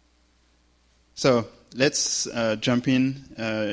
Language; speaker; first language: English; non-native, fluent; French